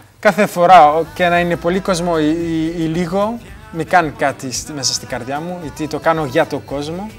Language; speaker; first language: Greek; early bilingual, heritage; Greek